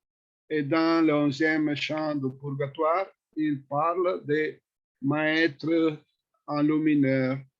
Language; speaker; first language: French; non-native, fluent; Italian